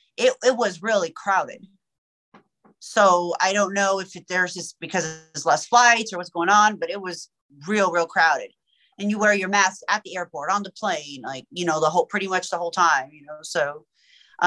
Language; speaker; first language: English; early bilingual, other home language; Persian